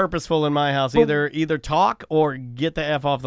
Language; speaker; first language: English; native; English